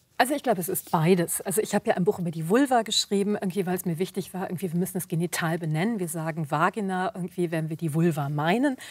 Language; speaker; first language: German; early bilingual, other home language; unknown